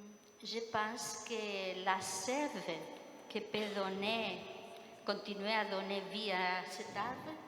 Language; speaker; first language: French; non-native, fluent; Spanish